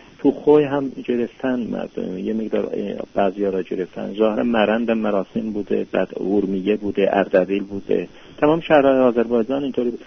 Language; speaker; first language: Persian; non-native, local second language; Azerbaijani